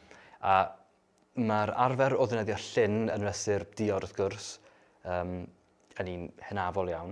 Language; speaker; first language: Welsh; native; Welsh